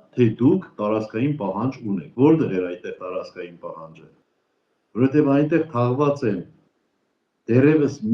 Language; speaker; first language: Armenian; native; Armenian